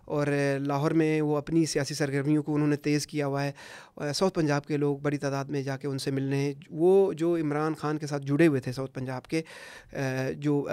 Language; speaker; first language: Urdu; non-native, local second language; Punjabi